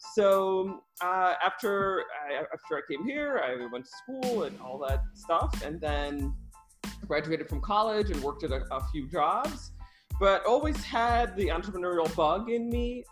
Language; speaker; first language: English; early bilingual, other home language; Russian